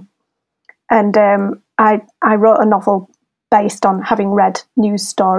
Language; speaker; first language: English; native; English